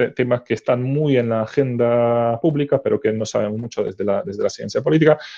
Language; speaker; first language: Spanish; non-native, fluent; Czech